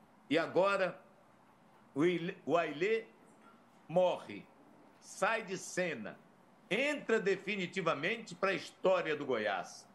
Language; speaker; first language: Portuguese; native; Portuguese